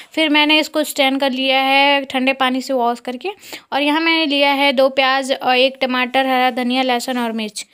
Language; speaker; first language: Hindi; non-native, local second language; Bhojpuri